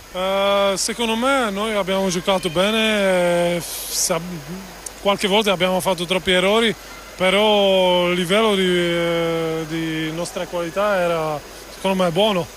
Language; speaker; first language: Italian; non-native, fluent; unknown